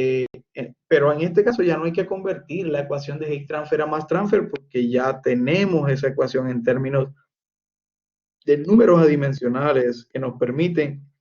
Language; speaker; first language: Spanish; native; Spanish